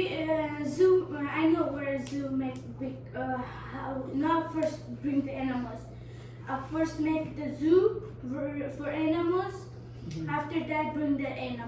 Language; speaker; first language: English; non-native, learner; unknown